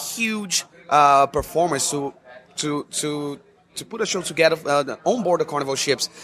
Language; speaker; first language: English; non-native, fluent; Portuguese